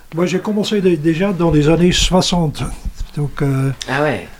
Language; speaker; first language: French; non-native, fluent; Dutch